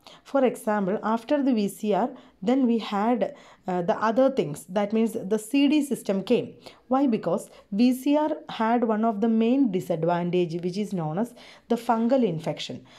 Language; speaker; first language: English; non-native, local second language; Malayalam